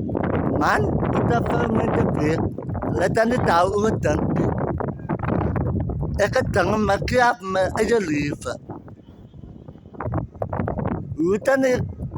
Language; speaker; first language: Dutch; non-native, learner; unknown